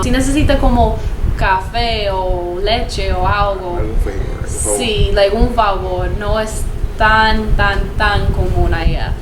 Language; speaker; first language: Spanish; non-native, learner; English